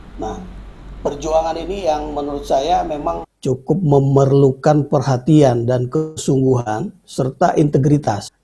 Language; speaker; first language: Indonesian; native; Indonesian